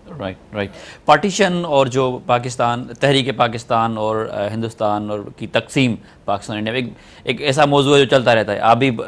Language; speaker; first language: Urdu; non-native, local second language; Sindhi